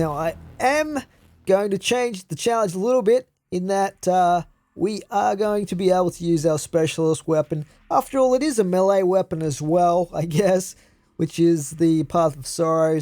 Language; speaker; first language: English; native; English